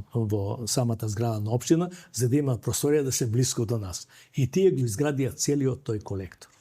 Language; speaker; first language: Macedonian; native; Macedonian